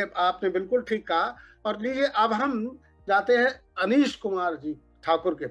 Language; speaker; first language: Hindi; native; Hindi